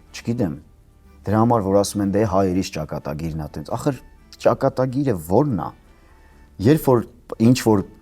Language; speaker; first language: Armenian; native; Armenian